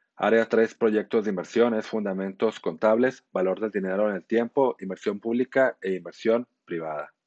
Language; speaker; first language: Spanish; native; Spanish